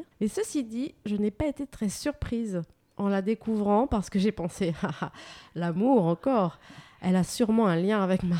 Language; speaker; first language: French; native; French